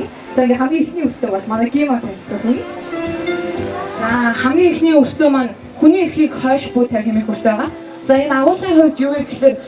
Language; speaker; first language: Mongolian; native; Mongolian